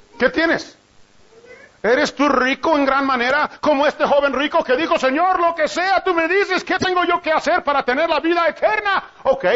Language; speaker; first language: Spanish; non-native, fluent; English